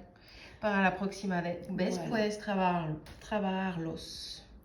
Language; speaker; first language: Spanish; non-native, learner; French